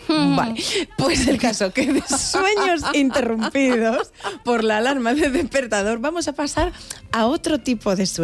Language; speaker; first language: Spanish; native; Spanish